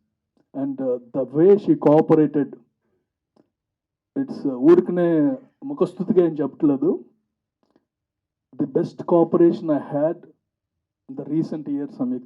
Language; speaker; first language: Telugu; native; Telugu